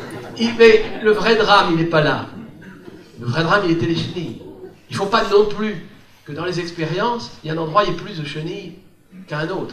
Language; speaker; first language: French; native; French